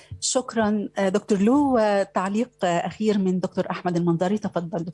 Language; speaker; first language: Arabic; native; Arabic